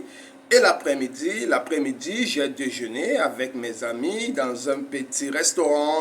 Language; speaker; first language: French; non-native, fluent; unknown